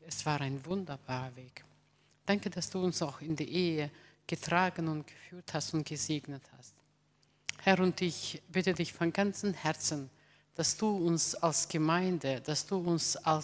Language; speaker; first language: German; non-native, fluent; Russian